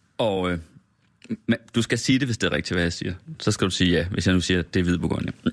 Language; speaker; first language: Danish; native; Danish